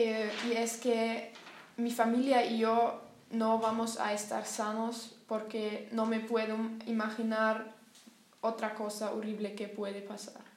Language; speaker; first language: Spanish; non-native, learner; German